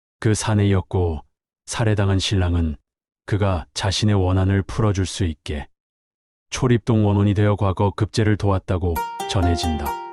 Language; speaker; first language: Korean; native; Korean